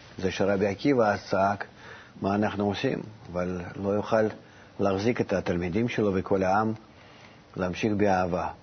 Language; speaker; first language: Hebrew; non-native, fluent; Russian